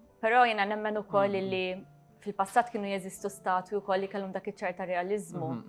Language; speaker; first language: Maltese; native; Maltese